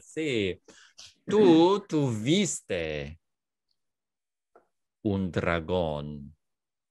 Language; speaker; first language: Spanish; non-native, fluent; English